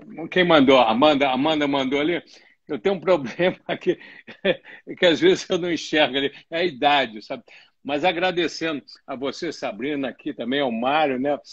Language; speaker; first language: Portuguese; native; Portuguese